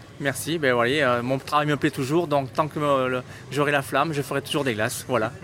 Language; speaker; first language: French; native; French